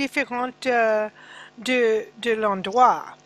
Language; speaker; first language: French; non-native, learner; English